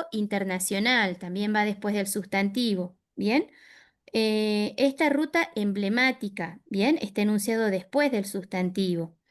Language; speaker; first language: Spanish; native; Spanish